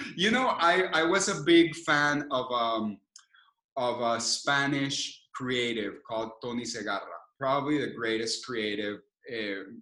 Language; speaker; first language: English; non-native, fluent; Spanish